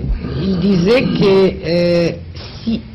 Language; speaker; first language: French; non-native, learner; Russian